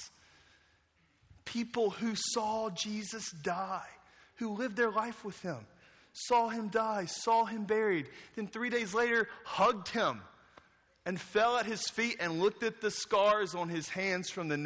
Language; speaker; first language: English; native; English